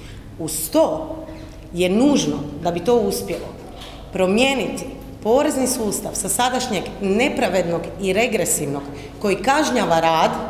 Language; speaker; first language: Croatian; native; Croatian